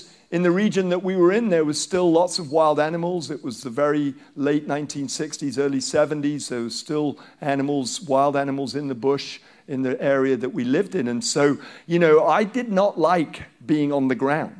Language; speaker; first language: English; non-native, local second language; Hausa